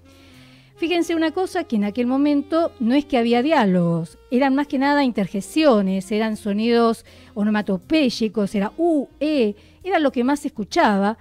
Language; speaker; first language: Spanish; native; Spanish